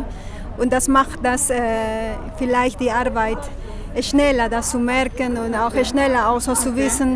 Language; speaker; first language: German; non-native, fluent; Spanish